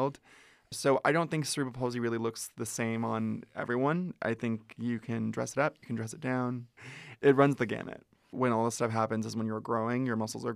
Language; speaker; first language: English; native; English